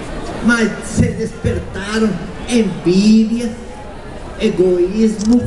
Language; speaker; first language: Portuguese; non-native, learner; Spanish